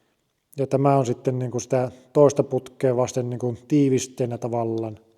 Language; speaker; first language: Finnish; native; Finnish